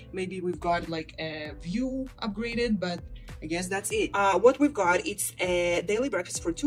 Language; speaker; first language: English; non-native, fluent; Hebrew